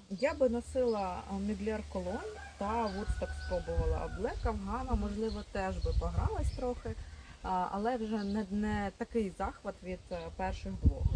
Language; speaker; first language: Ukrainian; native; Ukrainian